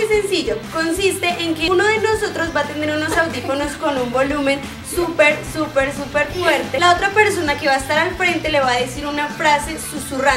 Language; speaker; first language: Spanish; native; Spanish